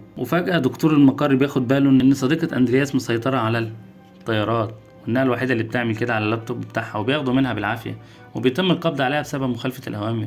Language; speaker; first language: Arabic; native; Arabic